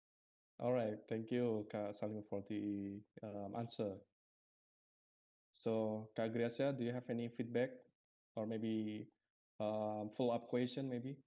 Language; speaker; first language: English; non-native, fluent; Indonesian